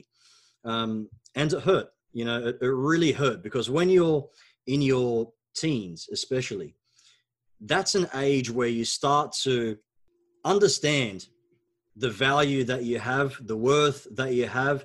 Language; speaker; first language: English; non-native, local second language; Arabic